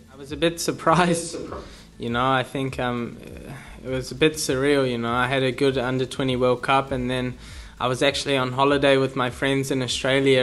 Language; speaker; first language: English; native; English